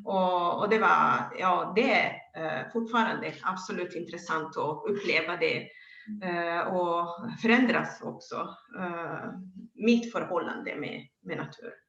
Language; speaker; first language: Swedish; non-native, fluent; Italian